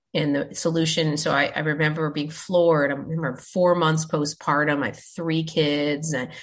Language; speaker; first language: English; native; English